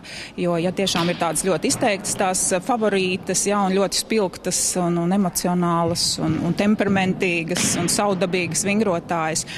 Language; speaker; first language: Latvian; native; Latvian